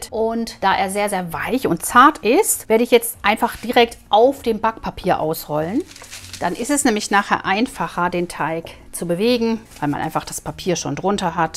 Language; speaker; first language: German; native; German